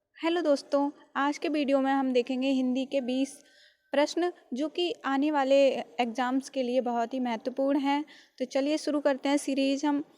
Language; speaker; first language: Hindi; native; Hindi